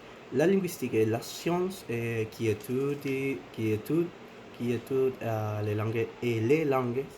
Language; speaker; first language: French; non-native, learner; Spanish